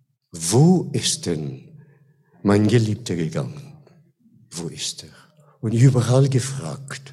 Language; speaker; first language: German; non-native, fluent; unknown